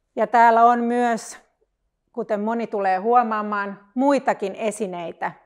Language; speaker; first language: Finnish; non-native, local second language; Swedish